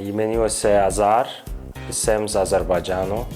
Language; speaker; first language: Czech; non-native, learner; Azerbaijani